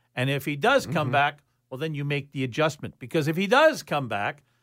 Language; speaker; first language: English; native; English